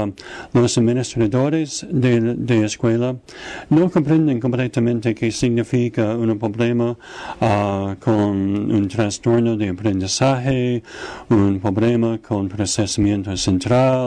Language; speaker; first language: Spanish; non-native, fluent; English